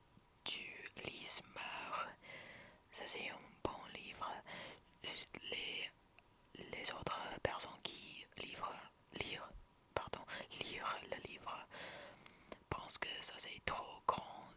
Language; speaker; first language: French; non-native, learner; English